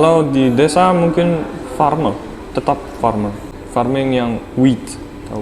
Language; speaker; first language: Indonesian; non-native, fluent; Turkmen